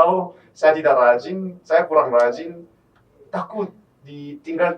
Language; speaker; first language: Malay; non-native, fluent; Korean